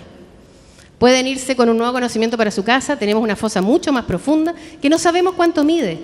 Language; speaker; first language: Spanish; native; Spanish